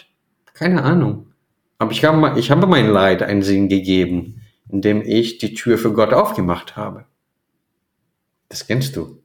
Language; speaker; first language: German; non-native, fluent; Portuguese